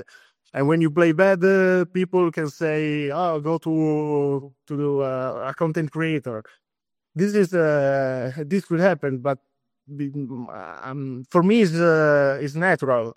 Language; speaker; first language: English; non-native, fluent; Italian